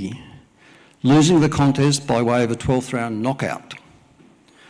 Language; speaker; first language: English; early bilingual, other home language; Welsh